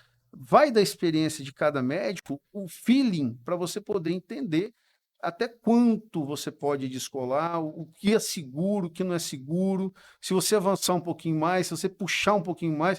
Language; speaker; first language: Portuguese; native; Portuguese